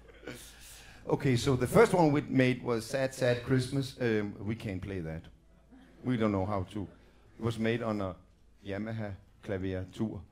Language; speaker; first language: English; non-native, fluent; Danish